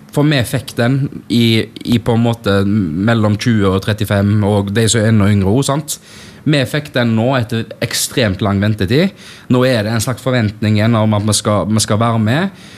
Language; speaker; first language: Norwegian; native; Norwegian